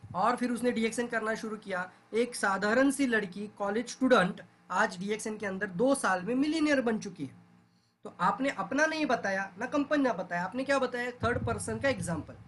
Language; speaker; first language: Hindi; non-native, local second language; Marathi